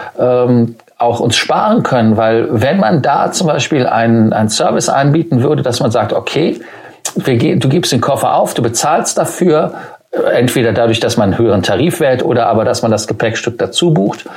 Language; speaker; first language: German; native; German